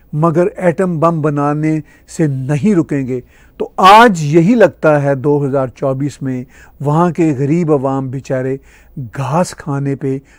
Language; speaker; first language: Urdu; non-native, local second language; Punjabi